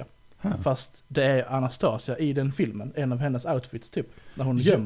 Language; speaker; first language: Swedish; native; Swedish